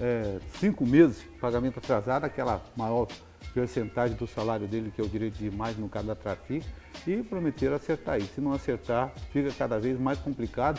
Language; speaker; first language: Portuguese; native; Portuguese